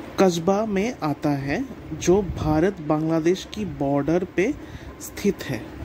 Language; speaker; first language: Hindi; non-native, local second language; Bangla